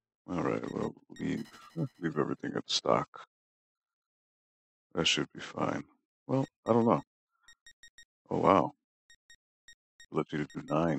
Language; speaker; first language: English; native; English